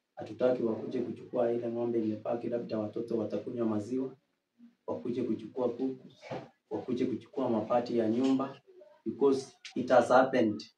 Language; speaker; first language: Swahili; non-native, local second language; Gusii